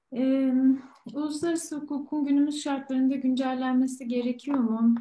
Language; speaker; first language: Turkish; native; Turkish